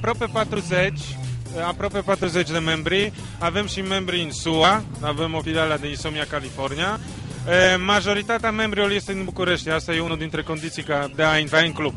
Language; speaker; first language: Romanian; non-native, fluent; Polish